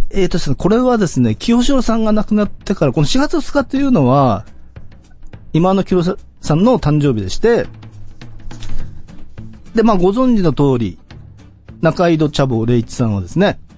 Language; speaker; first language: Japanese; native; Japanese